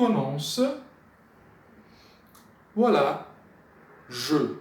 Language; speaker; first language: French; non-native, fluent; Portuguese